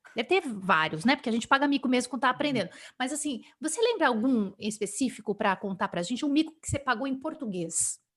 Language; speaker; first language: Portuguese; native; Portuguese